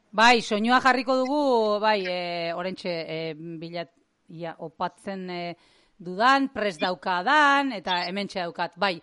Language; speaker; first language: Basque; native; Basque